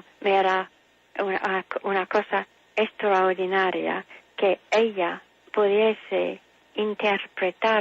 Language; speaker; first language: Spanish; non-native, fluent; English